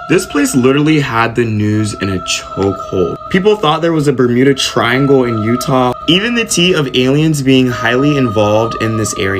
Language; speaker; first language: English; native; English